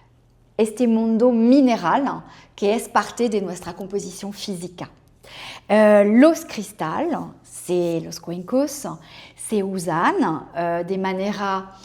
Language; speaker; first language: Spanish; non-native, fluent; French